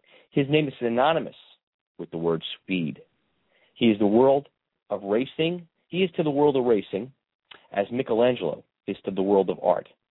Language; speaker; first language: English; native; English